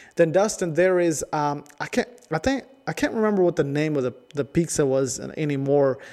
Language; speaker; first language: English; non-native, fluent; Spanish